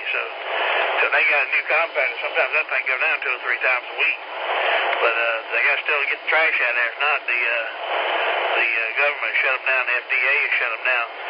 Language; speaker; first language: English; native; English